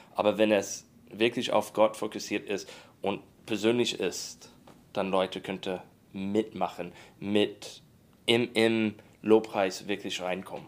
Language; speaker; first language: German; non-native, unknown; English